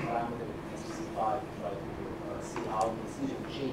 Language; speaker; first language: English; non-native, fluent; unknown